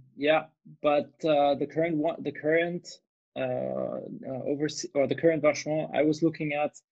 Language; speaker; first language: English; non-native, fluent; German